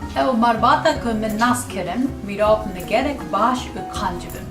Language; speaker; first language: Kurdish; non-native, learner; Japanese